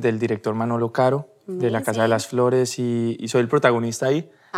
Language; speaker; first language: Spanish; early bilingual, heritage; Spanish